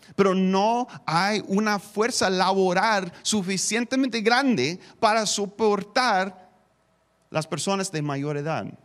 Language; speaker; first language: Spanish; non-native, fluent; English